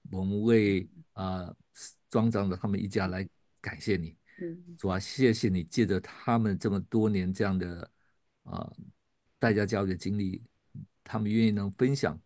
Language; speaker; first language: Chinese; native; Chinese